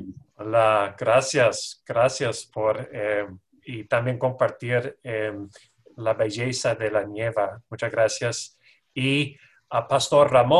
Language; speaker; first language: Spanish; non-native, fluent; English